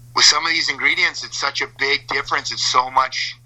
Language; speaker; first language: English; native; English